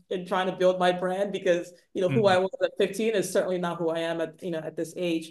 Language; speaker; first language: English; non-native, local second language; Igbo